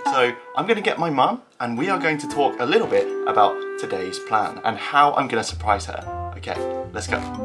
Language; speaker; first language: English; native; English